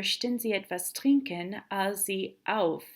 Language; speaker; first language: German; non-native, fluent; English